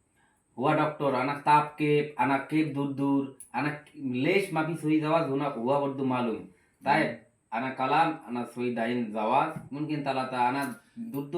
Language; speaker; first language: Arabic; non-native, learner; Bangla